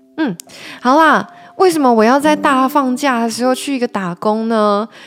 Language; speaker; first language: Chinese; native; Chinese